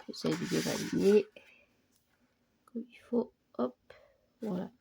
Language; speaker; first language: French; native; French